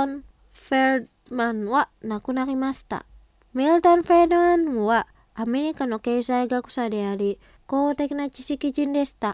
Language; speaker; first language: Japanese; non-native, fluent; Indonesian